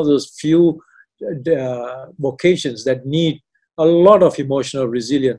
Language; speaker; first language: English; non-native, local second language; Tamil